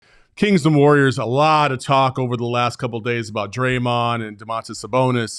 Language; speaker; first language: English; native; English